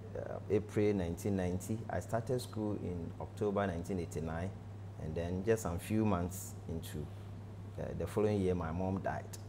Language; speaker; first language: English; non-native, local second language; Akan